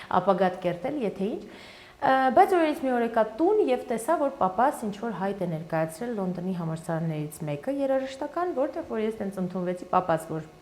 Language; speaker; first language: Armenian; early bilingual, heritage; Armenian